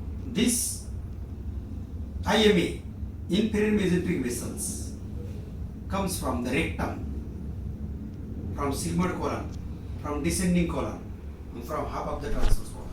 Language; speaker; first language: English; non-native, local second language; Marathi